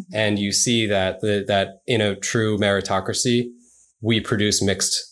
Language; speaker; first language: English; native; English